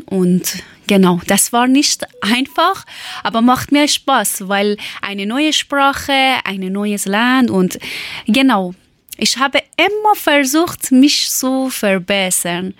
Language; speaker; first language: German; non-native, learner; Persian